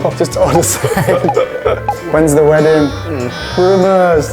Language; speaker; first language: English; native; English